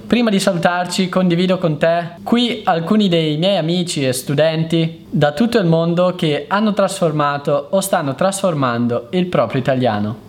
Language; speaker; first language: Italian; native; Italian